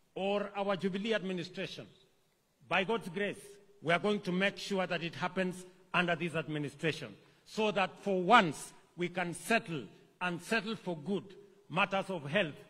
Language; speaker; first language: English; non-native, local second language; Kalenjin